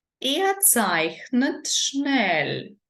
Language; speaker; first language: German; non-native, fluent; Ukrainian